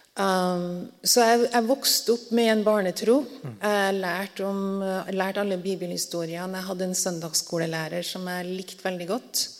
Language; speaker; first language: Norwegian; native; Norwegian